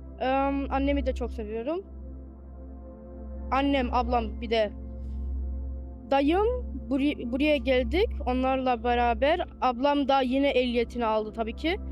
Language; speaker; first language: Turkish; early bilingual, heritage; Turkish